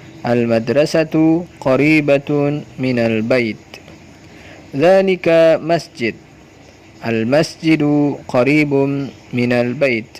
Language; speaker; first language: Arabic; non-native, learner; Indonesian